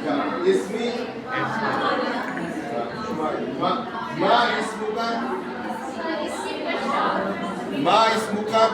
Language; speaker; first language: Arabic; non-native, fluent; Urdu